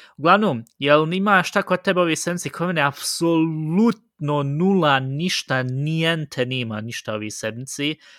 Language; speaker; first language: Bosnian; early bilingual, heritage; Bosnian